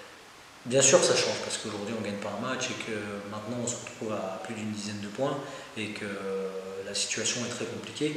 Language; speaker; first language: French; native; French